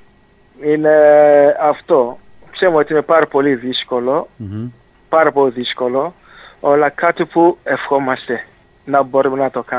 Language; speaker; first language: Greek; non-native, fluent; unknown